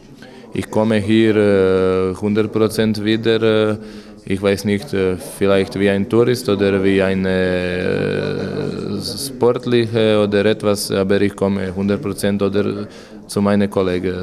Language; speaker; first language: German; non-native, learner; Croatian